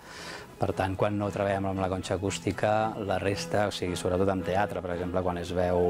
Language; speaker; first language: Catalan; native; Catalan